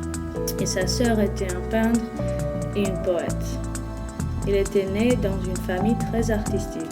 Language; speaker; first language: French; non-native, learner; English